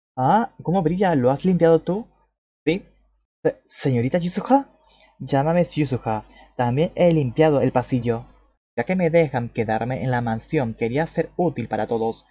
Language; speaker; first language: Spanish; native; Spanish